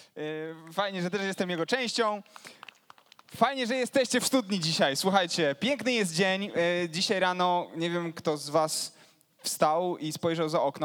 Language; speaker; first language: Polish; native; Polish